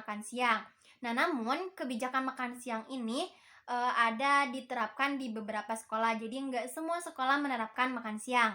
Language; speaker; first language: Indonesian; native; Indonesian